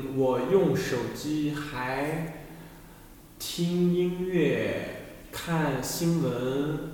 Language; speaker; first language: Chinese; non-native, learner; French